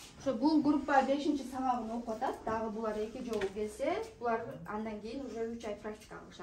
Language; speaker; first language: Kyrgyz; native; Kyrgyz